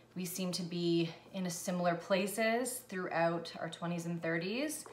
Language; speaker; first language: English; native; English